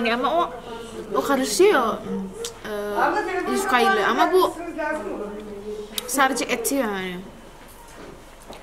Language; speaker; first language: Turkish; non-native, learner; Indonesian